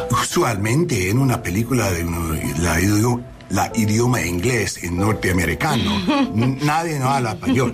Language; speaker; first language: Spanish; non-native, learner; English